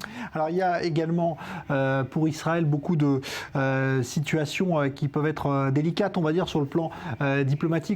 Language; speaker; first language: French; native; French